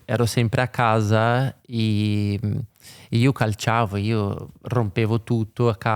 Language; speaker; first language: Italian; non-native, fluent; Portuguese